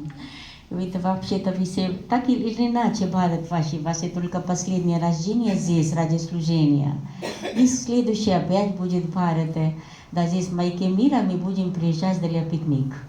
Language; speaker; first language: Russian; non-native, fluent; Hindi